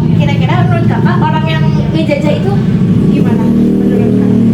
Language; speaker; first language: Indonesian; native; Indonesian